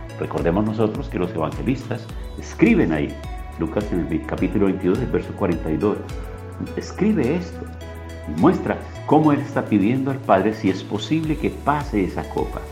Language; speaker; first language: Spanish; native; Spanish